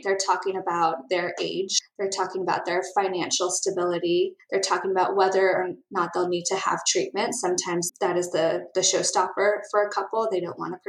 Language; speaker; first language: English; native; English